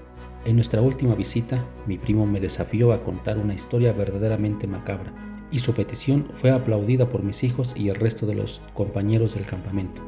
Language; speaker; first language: Spanish; native; Spanish